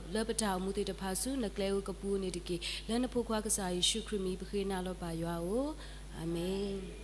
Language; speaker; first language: Burmese; non-native, local second language; S'gaw Karen